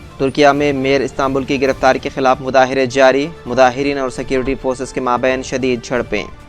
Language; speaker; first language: Urdu; native; Urdu